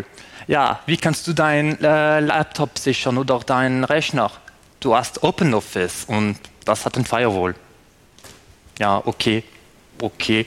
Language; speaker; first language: German; non-native, fluent; French